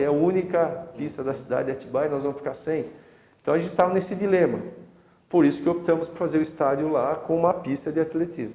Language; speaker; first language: Portuguese; native; Portuguese